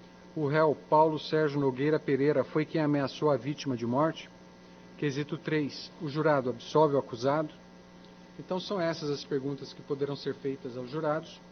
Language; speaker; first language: Portuguese; native; Portuguese